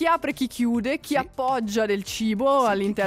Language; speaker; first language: Italian; native; Italian